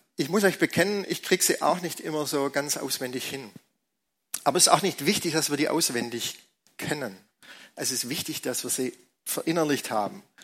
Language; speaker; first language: German; native; German